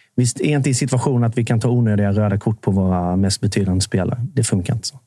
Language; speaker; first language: Swedish; native; Swedish